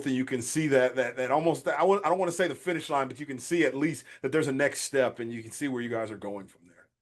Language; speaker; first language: English; native; English